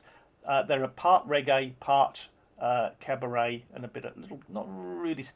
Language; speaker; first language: English; native; English